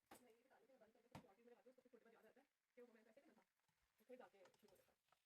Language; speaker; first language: Urdu; native; Urdu